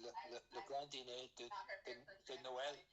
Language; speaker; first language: French; non-native, learner; English